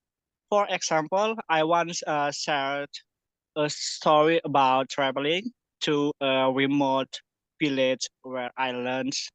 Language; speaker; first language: English; non-native, learner; Indonesian